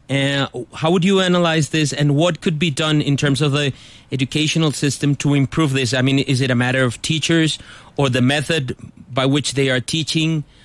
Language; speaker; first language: English; non-native, fluent; Spanish